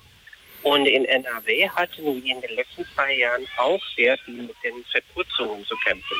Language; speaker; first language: German; non-native, fluent; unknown